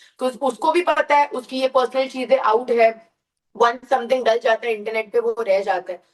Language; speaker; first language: Hindi; early bilingual, heritage; Hindi